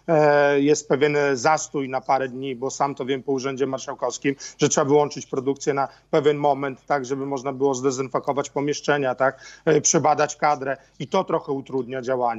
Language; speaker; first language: Polish; native; Polish